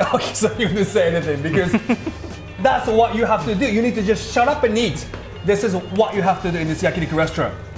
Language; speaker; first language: English; non-native, fluent; Japanese